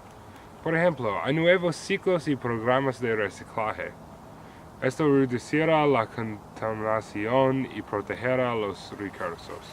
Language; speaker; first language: Spanish; non-native, learner; English